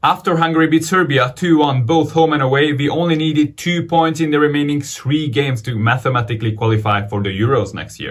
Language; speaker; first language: English; non-native, fluent; Hungarian